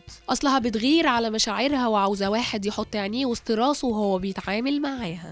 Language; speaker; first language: Arabic; native; Arabic